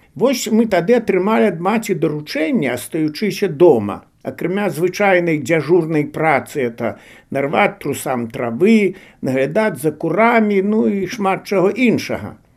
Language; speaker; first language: Belarusian; native; Belarusian